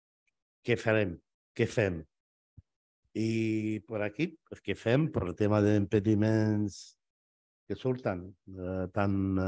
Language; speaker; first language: Catalan; non-native, fluent; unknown